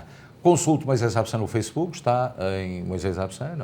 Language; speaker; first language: Portuguese; native; Portuguese